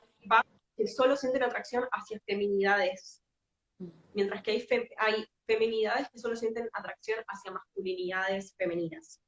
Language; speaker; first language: Spanish; native; Spanish